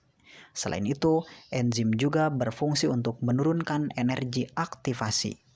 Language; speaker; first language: Indonesian; native; Indonesian